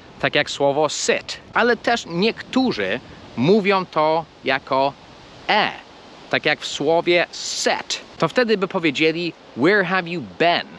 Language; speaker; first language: Polish; non-native, fluent; English